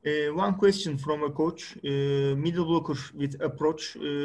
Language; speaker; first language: English; non-native, fluent; Turkish